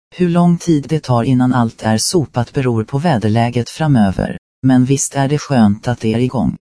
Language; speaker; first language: Swedish; native; Swedish